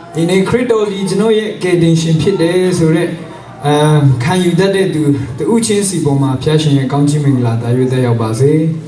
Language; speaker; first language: Burmese; non-native, local second language; Kachin